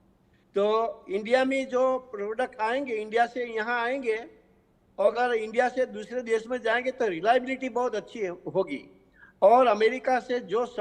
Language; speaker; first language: Hindi; non-native, local second language; Gujarati